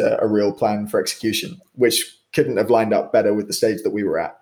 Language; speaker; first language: English; native; English